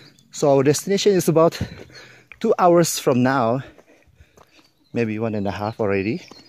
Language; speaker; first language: English; non-native, local second language; Malay